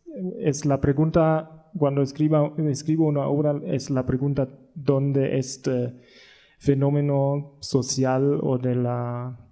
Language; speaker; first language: Spanish; non-native, learner; German